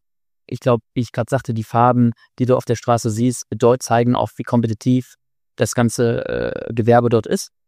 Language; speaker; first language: German; native; German